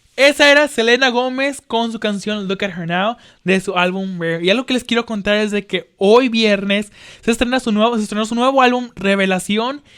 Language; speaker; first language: Spanish; early bilingual, heritage; Spanish